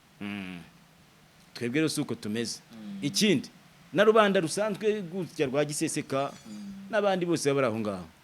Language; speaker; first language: Kinyarwanda; native; Kinyarwanda